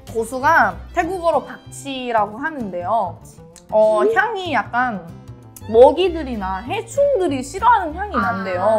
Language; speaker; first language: Korean; non-native, fluent; Thai